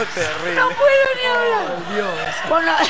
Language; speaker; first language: Spanish; native; Spanish